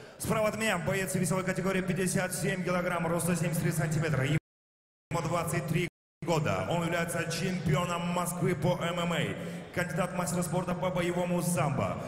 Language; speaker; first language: Russian; non-native, local second language; Kyrgyz